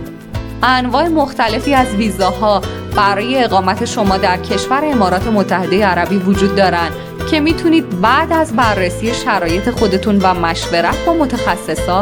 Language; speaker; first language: Persian; native; Persian